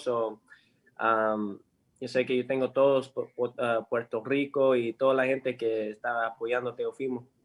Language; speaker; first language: Spanish; early bilingual, heritage; English